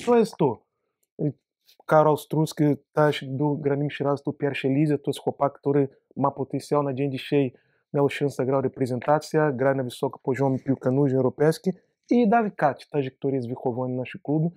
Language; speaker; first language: Polish; non-native, learner; Portuguese